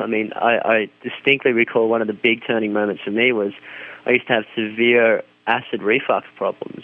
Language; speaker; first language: English; native; English